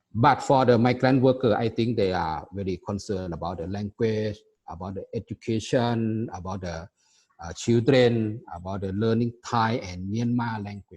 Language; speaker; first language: English; non-native, fluent; Thai